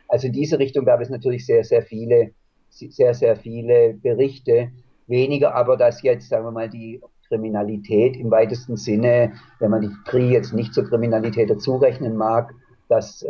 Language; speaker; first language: German; native; German